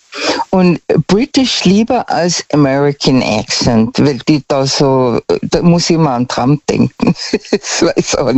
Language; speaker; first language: German; native; German